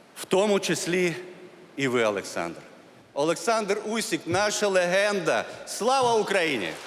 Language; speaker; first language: Ukrainian; non-native, local second language; Crimean Tatar